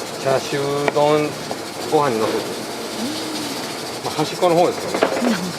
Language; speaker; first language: Japanese; native; Japanese